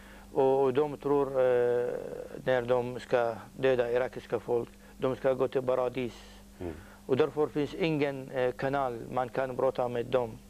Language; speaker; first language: Swedish; non-native, learner; Arabic